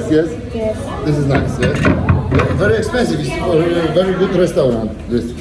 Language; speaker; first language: English; non-native, learner; Polish